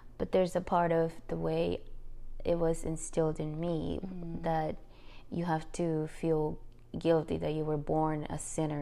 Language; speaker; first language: English; non-native, fluent; Spanish